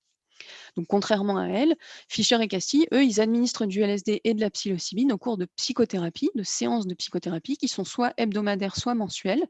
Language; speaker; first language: French; native; French